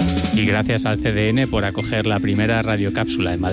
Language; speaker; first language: Spanish; native; Spanish